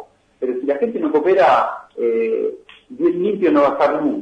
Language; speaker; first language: Spanish; native; Spanish